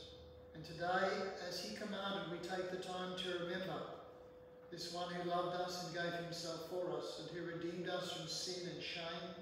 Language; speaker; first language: English; native; English